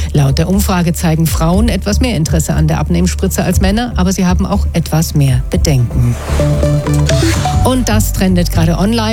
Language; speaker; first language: German; native; German